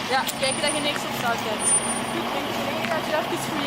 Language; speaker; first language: Dutch; native; Dutch